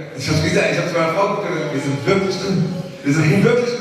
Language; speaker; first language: German; native; German